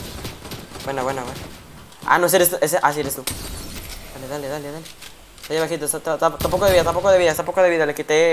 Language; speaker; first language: Spanish; native; Spanish